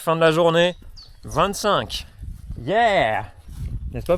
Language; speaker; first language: French; native; French